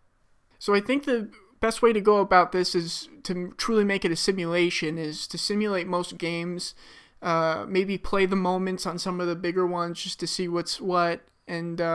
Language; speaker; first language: English; native; English